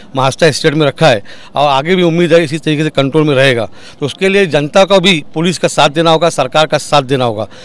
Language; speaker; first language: Hindi; non-native, local second language; Urdu